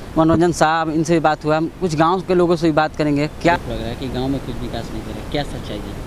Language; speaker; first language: Hindi; native; Hindi